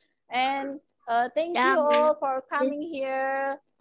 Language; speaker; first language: English; non-native, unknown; Indonesian